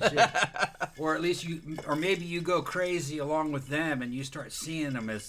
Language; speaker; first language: English; native; English